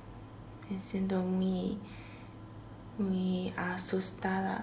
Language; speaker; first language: Spanish; non-native, learner; Chinese